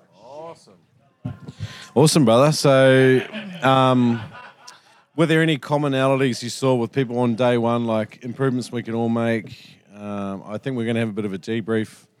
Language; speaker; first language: English; native; English